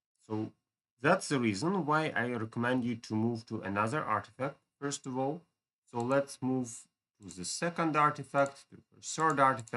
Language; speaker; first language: English; non-native, fluent; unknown